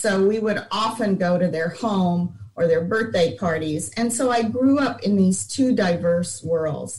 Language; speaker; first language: English; native; English